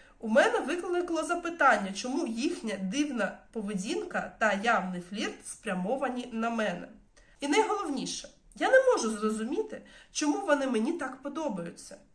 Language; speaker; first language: Ukrainian; non-native, local second language; Russian